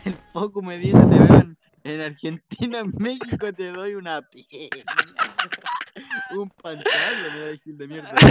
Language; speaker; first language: Spanish; native; Spanish